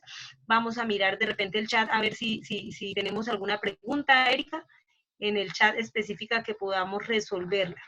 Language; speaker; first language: Spanish; native; Spanish